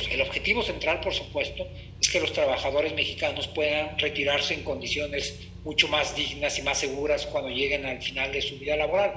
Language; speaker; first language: Spanish; native; Spanish